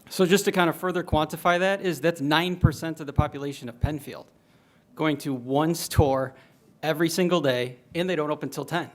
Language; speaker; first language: English; native; English